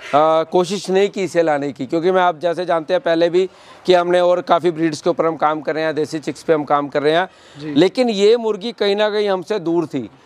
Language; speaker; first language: Hindi; native; Hindi